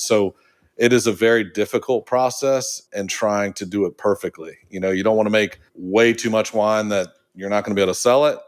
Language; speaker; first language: English; native; English